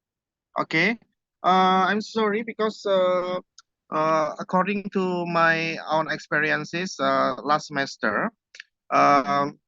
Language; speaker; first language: English; non-native, fluent; Indonesian